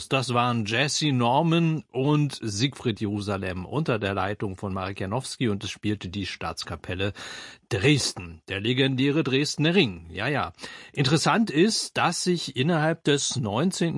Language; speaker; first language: German; native; German